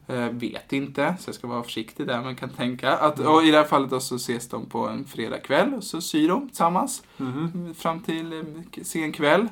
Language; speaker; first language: Swedish; native; Swedish